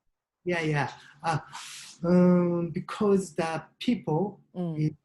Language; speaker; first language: English; non-native, learner; Japanese